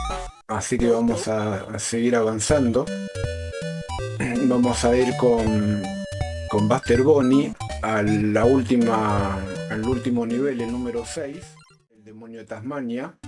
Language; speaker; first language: Spanish; native; Spanish